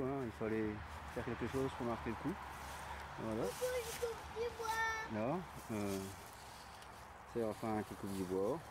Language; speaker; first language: French; native; French